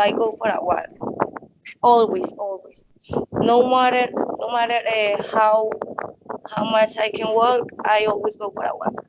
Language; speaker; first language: English; non-native, learner; Spanish